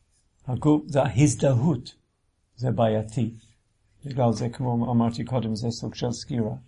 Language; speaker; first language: Hebrew; non-native, fluent; English